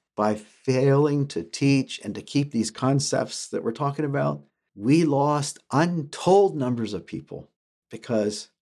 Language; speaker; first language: English; early bilingual, other home language; German